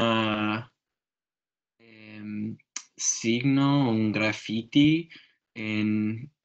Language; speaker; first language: Spanish; non-native, learner; English